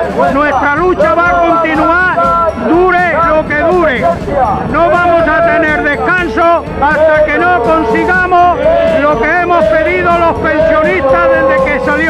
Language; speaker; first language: Spanish; native; Spanish